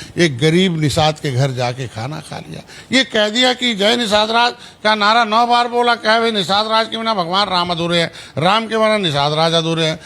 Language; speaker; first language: Hindi; native; Hindi